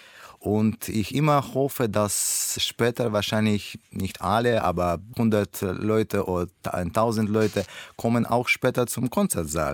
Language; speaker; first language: German; non-native, learner; Russian